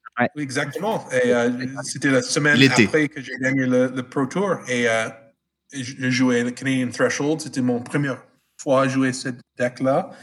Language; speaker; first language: French; non-native, fluent; English